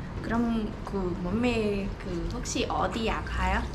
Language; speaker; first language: Korean; non-native, learner; Vietnamese